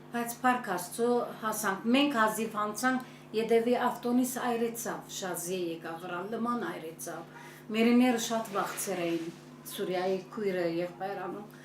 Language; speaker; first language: Armenian; early bilingual, heritage; Armenian